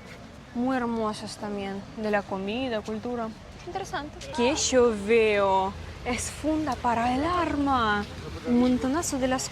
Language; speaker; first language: Spanish; non-native, fluent; Russian